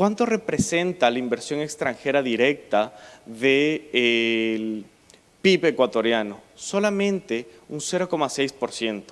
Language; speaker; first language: Spanish; native; Spanish